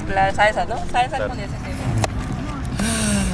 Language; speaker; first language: Spanish; non-native, learner; Korean